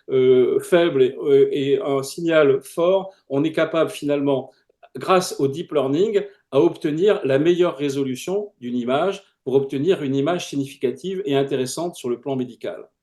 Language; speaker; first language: French; native; French